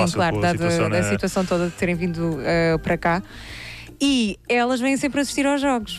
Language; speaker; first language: Portuguese; native; Portuguese